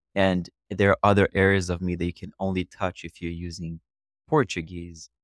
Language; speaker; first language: English; non-native, fluent; Portuguese